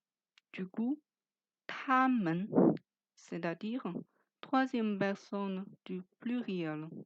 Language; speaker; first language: French; non-native, fluent; Chinese